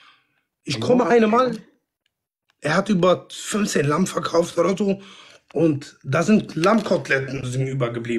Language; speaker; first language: German; non-native, fluent; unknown